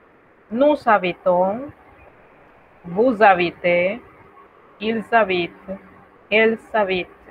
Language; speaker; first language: French; non-native, fluent; Spanish